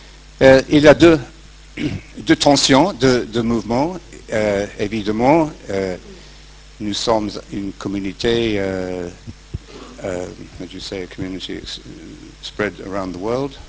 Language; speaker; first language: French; non-native, fluent; English